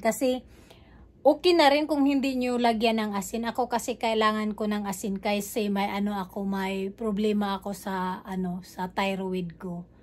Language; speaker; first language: Filipino; non-native, local second language; Cebuano